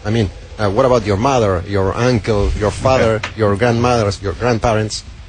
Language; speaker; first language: English; non-native, fluent; Spanish